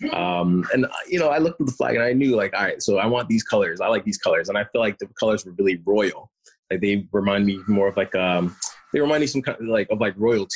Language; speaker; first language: English; early bilingual, other home language; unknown